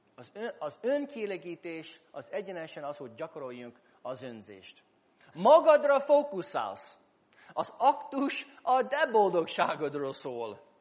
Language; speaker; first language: Hungarian; non-native, fluent; English